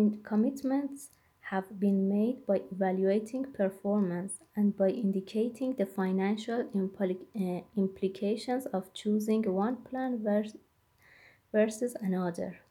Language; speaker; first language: English; non-native, fluent; Persian